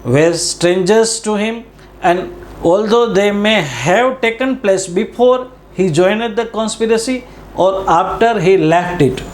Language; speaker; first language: English; non-native, local second language; Gujarati